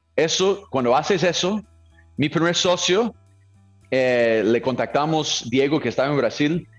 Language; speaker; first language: Spanish; non-native, fluent; English